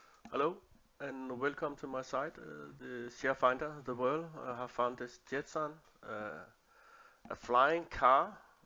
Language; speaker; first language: English; non-native, learner; Danish